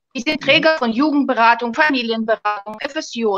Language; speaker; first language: German; non-native, fluent; Russian